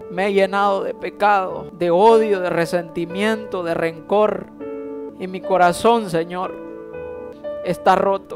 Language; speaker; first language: Spanish; native; Spanish